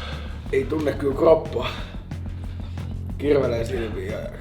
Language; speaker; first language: Finnish; native; Finnish